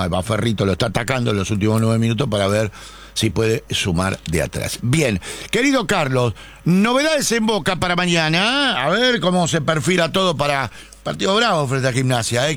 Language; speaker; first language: Spanish; native; Spanish